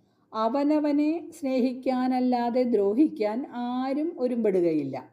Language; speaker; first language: Malayalam; native; Malayalam